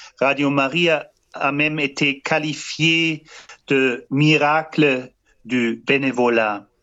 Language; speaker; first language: French; non-native, fluent; German